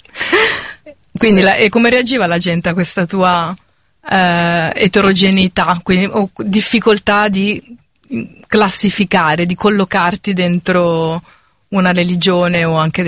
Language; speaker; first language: Italian; native; Italian